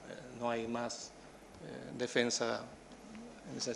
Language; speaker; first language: Spanish; native; Spanish